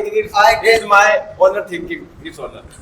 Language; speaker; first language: English; non-native, learner; Hindi